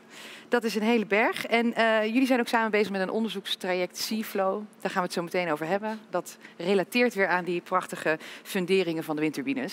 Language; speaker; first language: Dutch; native; Dutch